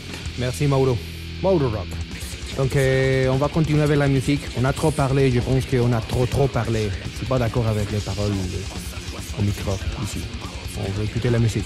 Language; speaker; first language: French; non-native, fluent; Spanish